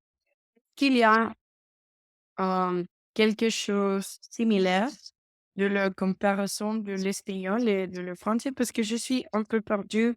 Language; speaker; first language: French; non-native, learner; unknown